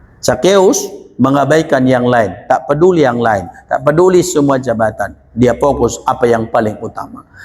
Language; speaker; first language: Indonesian; non-native, local second language; Batak Toba